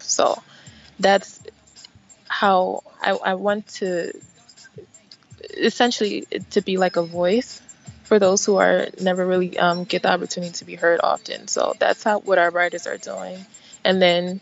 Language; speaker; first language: English; native; English